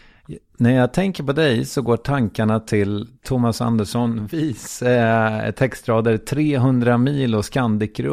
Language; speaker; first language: Swedish; native; Swedish